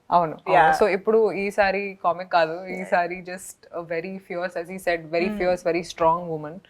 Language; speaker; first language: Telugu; non-native, local second language; Hindi